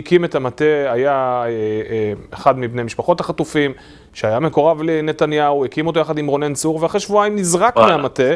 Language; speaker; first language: Hebrew; native; Hebrew